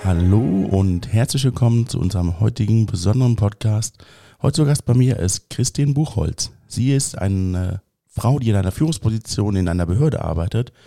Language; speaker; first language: German; native; German